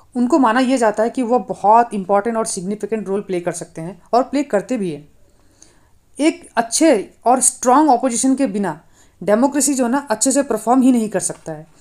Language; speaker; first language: Hindi; non-native, local second language; Nepali